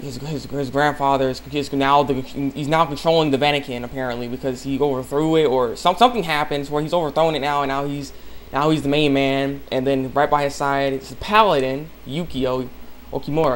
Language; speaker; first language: English; native; English